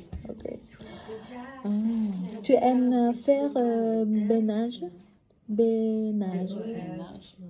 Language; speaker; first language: French; non-native, learner; Vietnamese